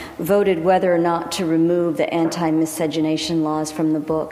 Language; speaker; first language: English; native; English